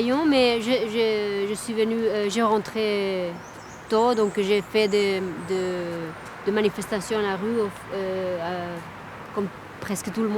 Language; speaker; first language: French; non-native, fluent; Spanish